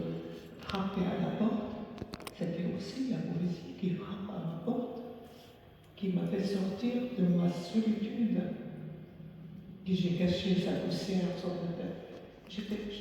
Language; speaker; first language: French; non-native, fluent; Arabic